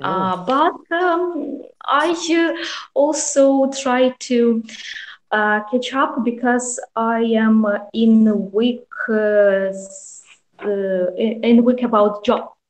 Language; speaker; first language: English; non-native, learner; Russian